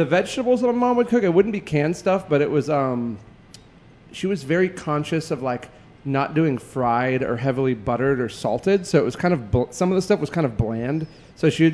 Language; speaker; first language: English; native; English